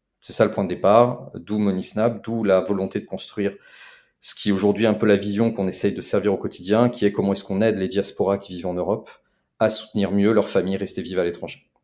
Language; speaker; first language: French; native; French